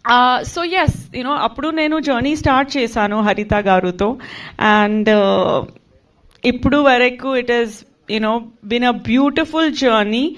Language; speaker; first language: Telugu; non-native, local second language; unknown